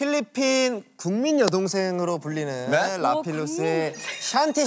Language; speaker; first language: Korean; native; Korean